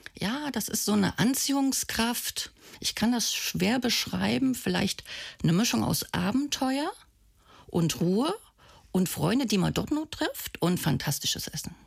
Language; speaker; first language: German; native; German